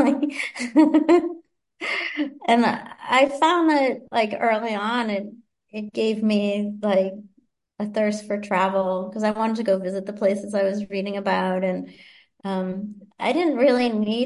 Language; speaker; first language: English; native; English